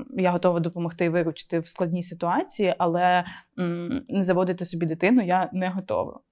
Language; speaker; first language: Ukrainian; native; Ukrainian